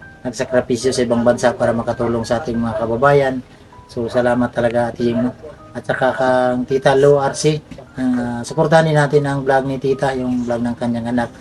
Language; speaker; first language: Filipino; non-native, local second language; Cebuano